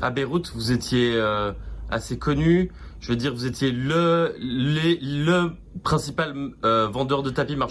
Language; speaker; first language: French; native; French